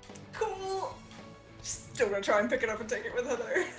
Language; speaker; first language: English; native; English